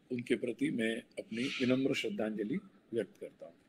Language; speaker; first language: Hindi; non-native, local second language; Marathi